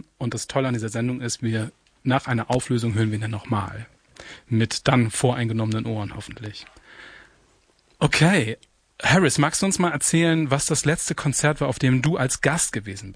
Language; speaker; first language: German; native; German